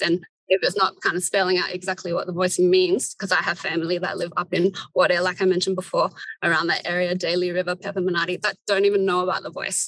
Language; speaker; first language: English; native; English